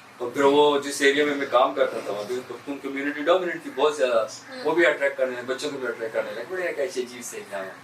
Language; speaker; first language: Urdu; non-native, local second language; Pashto